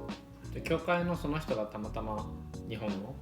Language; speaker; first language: Japanese; native; Japanese